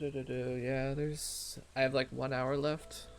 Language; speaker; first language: English; native; English